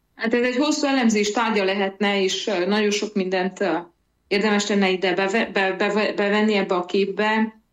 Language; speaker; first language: Hungarian; native; Hungarian